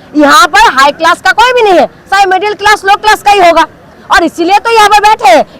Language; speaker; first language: Hindi; non-native, local second language; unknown